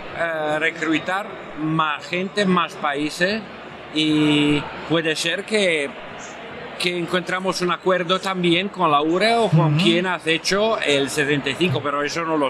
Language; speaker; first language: Spanish; non-native, fluent; Italian